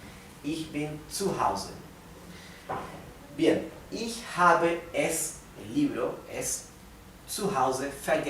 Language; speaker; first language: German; non-native, fluent; Spanish